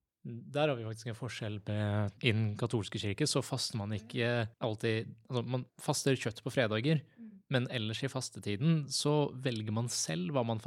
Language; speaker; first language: Norwegian; native; Norwegian